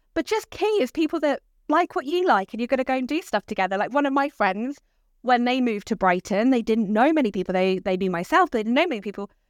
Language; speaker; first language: English; native; English